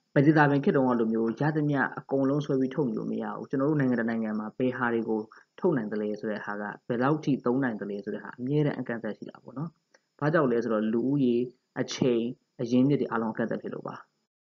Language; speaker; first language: Burmese; native; Burmese